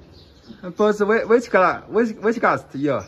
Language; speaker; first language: English; non-native, learner; Chinese